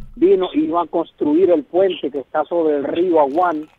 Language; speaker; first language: Spanish; native; Spanish